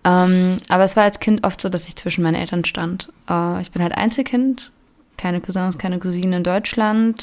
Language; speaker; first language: German; native; German